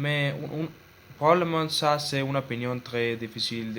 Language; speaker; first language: French; non-native, learner; Spanish